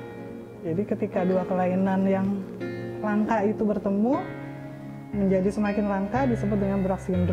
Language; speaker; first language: Indonesian; native; Indonesian